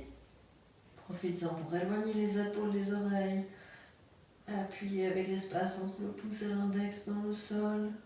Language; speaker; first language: French; native; French